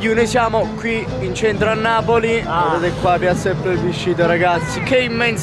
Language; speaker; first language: Italian; native; Italian